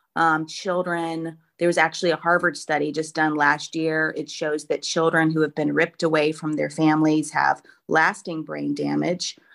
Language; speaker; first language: English; native; English